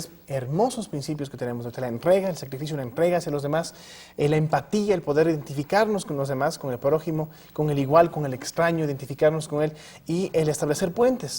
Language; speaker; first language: Spanish; native; Spanish